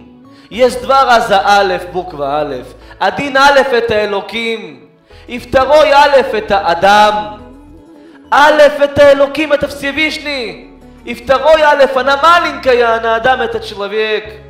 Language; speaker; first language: Russian; early bilingual, heritage; Hebrew